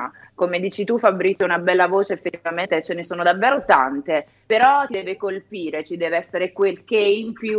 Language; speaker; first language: Italian; native; Italian